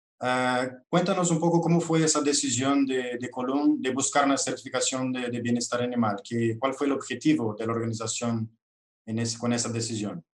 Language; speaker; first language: Spanish; non-native, fluent; Portuguese